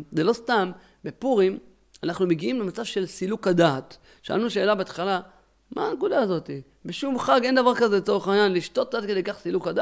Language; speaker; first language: Hebrew; native; Hebrew